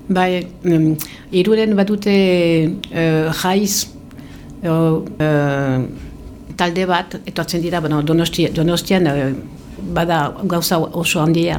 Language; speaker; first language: Basque; non-native, local second language; French